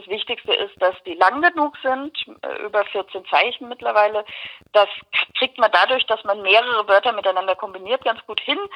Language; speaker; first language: German; native; German